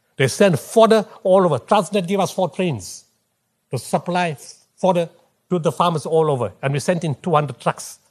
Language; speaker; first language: English; native; English